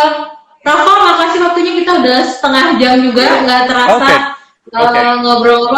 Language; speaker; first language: Indonesian; native; Indonesian